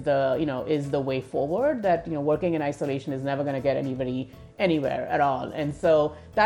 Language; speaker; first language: English; non-native, local second language; Hindi